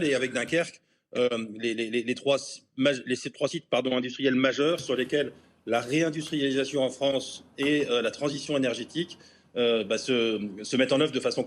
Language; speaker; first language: French; native; French